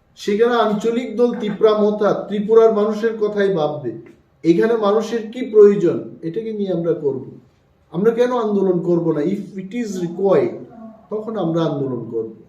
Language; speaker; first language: Bangla; non-native, local second language; Kok Borok